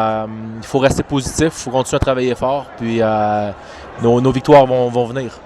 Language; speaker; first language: French; native; French